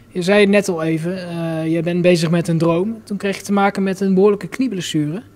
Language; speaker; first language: Dutch; native; Dutch